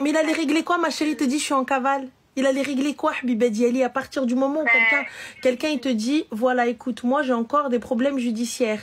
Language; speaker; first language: French; native; French